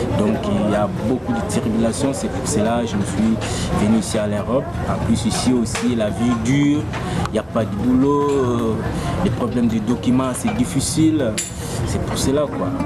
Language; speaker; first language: French; non-native, local second language; Lingala